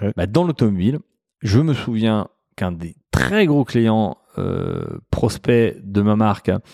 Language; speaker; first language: French; native; French